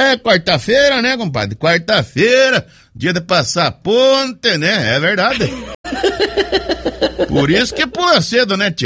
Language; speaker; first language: Portuguese; native; Portuguese